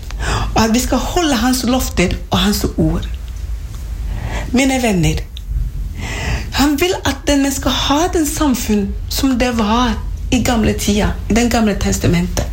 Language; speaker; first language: Norwegian; non-native, fluent; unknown